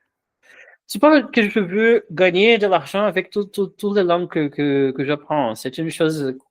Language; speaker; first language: French; non-native, fluent; Portuguese